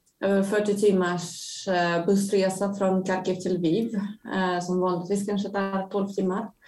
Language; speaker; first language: Swedish; non-native, fluent; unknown